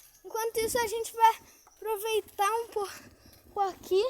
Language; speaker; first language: Portuguese; native; Portuguese